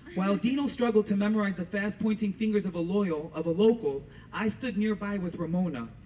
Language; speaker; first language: English; native; English